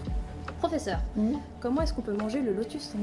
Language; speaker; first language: French; native; French